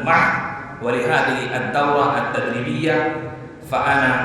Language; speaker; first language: Arabic; non-native, fluent; Urdu